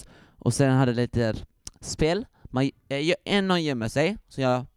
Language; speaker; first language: Swedish; early bilingual, other home language; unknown